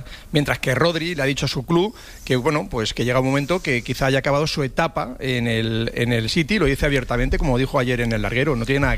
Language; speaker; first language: Spanish; native; Spanish